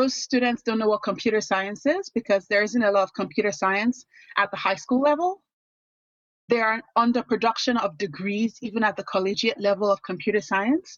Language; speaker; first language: English; non-native, local second language; Yoruba